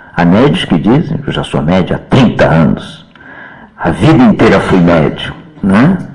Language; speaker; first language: Portuguese; native; Portuguese